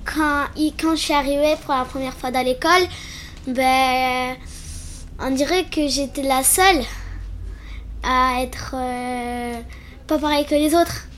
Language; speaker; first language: French; early bilingual, other home language; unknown